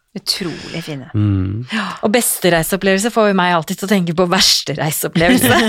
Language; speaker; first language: Norwegian; native; Norwegian